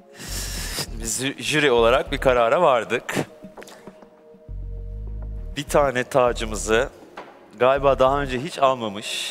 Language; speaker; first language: Turkish; native; Turkish